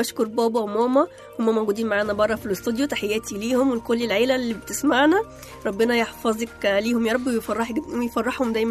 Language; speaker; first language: Arabic; native; Arabic